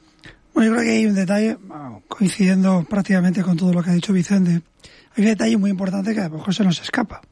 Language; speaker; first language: Spanish; native; Spanish